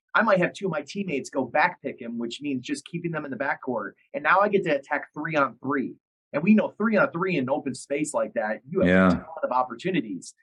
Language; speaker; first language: English; native; English